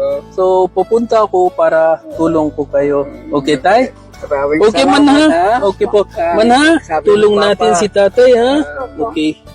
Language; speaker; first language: Filipino; non-native, local second language; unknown